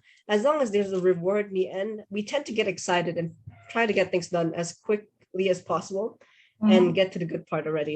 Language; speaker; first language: English; non-native, fluent; Indonesian